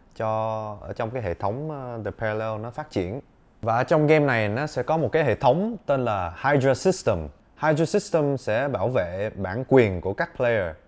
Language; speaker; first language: Vietnamese; early bilingual, heritage; Vietnamese